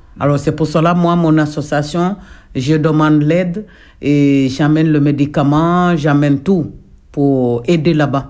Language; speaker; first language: French; non-native, local second language; Jola-Fonyi